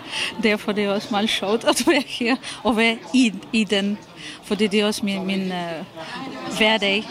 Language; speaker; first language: Danish; non-native, fluent; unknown